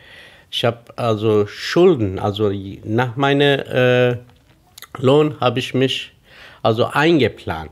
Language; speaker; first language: German; non-native, fluent; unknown